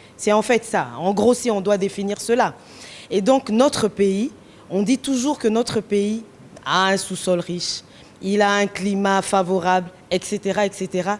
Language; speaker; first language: French; non-native, local second language; Lingala